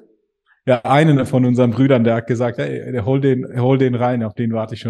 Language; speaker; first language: German; native; German